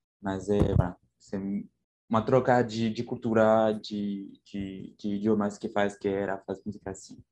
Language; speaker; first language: Portuguese; non-native, learner; French